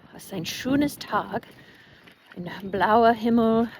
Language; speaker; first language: German; non-native, learner; English